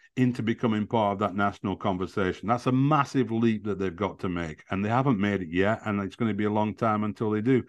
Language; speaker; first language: English; native; English